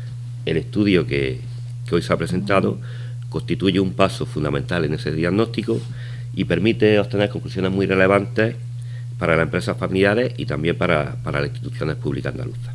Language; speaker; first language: Spanish; native; Spanish